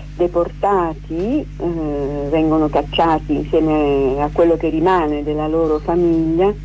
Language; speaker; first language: Italian; early bilingual, other home language; Armenian